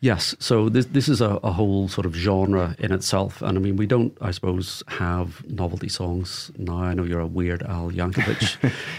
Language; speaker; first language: English; native; English